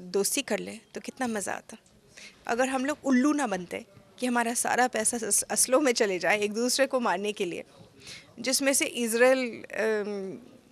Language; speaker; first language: Hindi; native; Hindi